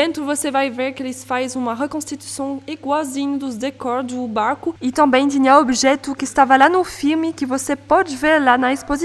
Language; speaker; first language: Portuguese; non-native, fluent; French